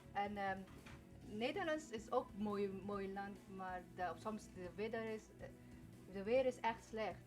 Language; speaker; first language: Dutch; early bilingual, other home language; Persian